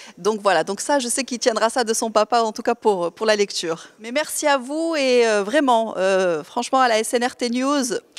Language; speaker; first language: French; non-native, local second language; Arabic